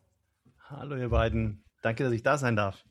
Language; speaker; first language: German; native; German